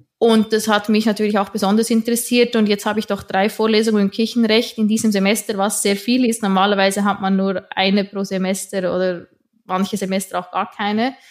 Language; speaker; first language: German; native; German